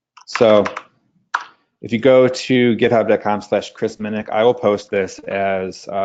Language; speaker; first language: English; native; English